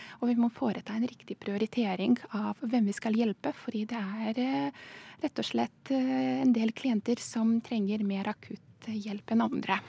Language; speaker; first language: Norwegian; non-native, fluent; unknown